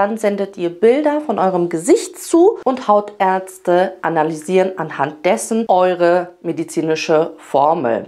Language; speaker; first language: German; early bilingual, other home language; Polish